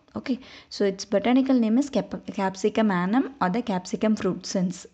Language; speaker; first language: English; non-native, local second language; Tamil